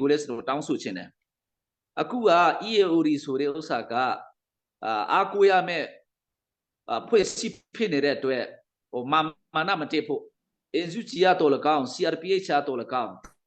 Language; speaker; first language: Burmese; non-native, local second language; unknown